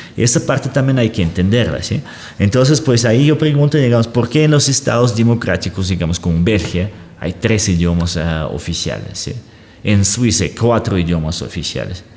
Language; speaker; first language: Spanish; non-native, fluent; Russian